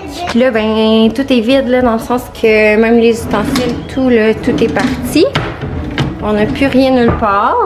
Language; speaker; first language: French; native; French